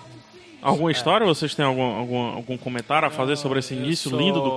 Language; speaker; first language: Portuguese; native; Portuguese